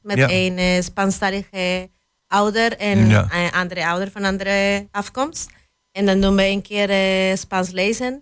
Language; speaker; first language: Dutch; non-native, fluent; Spanish